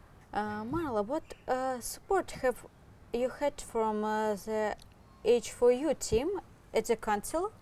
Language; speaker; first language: English; non-native, learner; Ukrainian